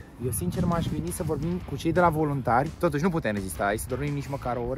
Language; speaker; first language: Romanian; native; Romanian